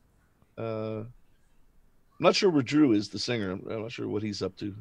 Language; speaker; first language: English; native; English